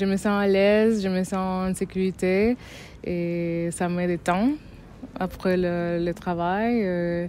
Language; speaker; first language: French; non-native, fluent; Spanish